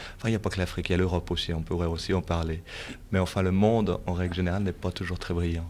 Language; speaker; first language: French; native; French